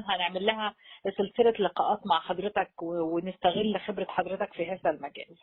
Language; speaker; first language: Arabic; native; Arabic